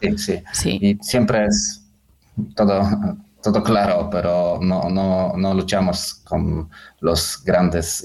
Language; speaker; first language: Spanish; non-native, fluent; Polish